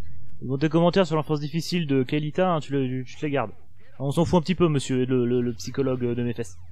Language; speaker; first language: French; native; French